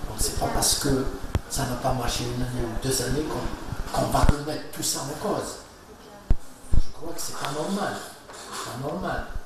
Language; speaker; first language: French; non-native, local second language; Arabic